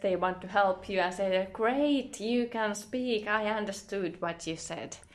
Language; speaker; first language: English; non-native, fluent; Finnish